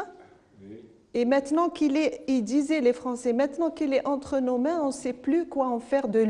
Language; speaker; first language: French; non-native, local second language; Arabic